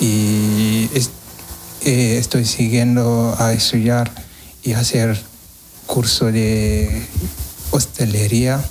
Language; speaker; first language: Spanish; non-native, learner; Wolof